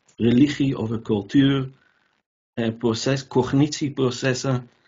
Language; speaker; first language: Dutch; native; Dutch